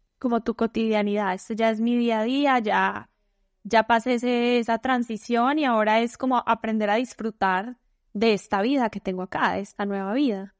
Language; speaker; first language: Spanish; native; Spanish